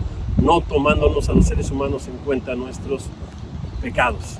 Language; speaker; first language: Spanish; native; Spanish